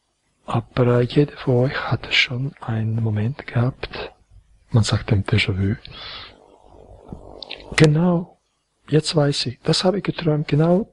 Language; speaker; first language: German; non-native, fluent; Croatian